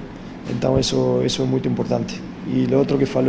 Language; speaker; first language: Portuguese; non-native, fluent; Spanish